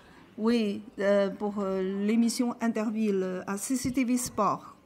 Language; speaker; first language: French; non-native, learner; Chinese